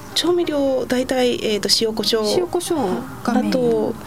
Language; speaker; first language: Japanese; non-native, fluent; Spanish